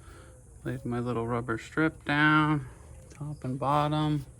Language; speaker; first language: English; native; English